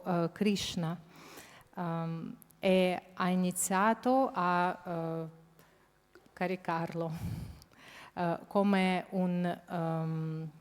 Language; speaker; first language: Italian; non-native, fluent; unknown